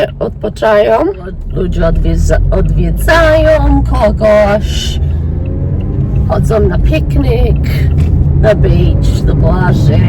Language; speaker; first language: Polish; early bilingual, heritage; English